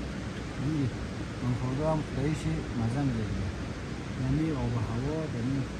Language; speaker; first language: Persian; native; Persian